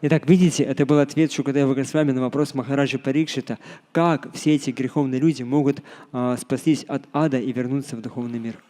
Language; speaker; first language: Russian; native; Russian